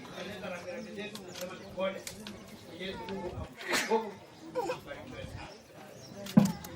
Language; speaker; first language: Swahili; non-native, local second language; Luyia